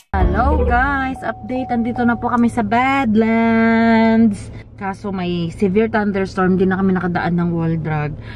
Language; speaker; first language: Filipino; native; Filipino